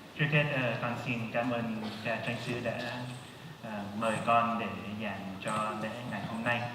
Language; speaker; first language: Vietnamese; early bilingual, other home language; English